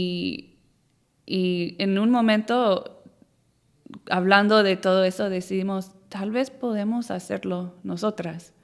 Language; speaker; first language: Spanish; non-native, fluent; English